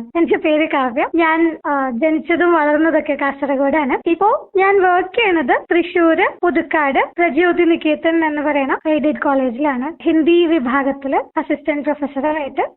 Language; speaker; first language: Malayalam; non-native, local second language; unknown